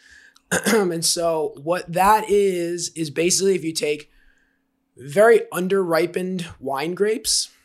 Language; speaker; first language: English; native; English